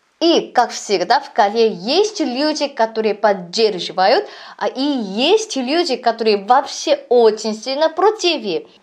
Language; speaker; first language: Russian; non-native, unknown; Korean